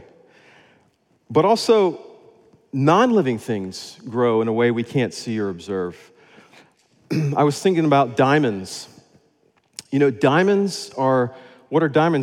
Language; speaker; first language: English; native; English